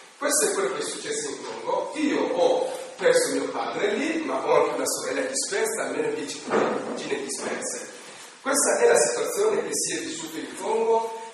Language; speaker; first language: Italian; non-native, fluent; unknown